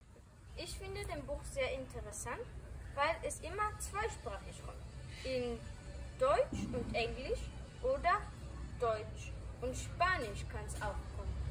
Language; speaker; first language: German; early bilingual, heritage; German